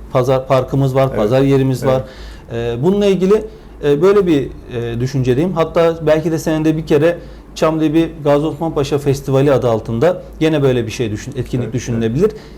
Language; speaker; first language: Turkish; native; Turkish